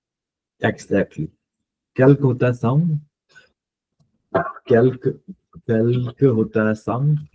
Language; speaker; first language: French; non-native, fluent; Punjabi